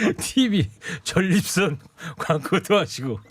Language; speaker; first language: Korean; native; Korean